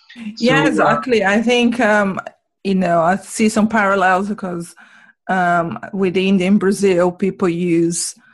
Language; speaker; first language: English; non-native, fluent; Portuguese